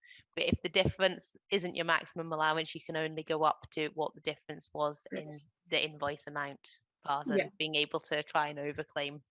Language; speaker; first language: English; native; English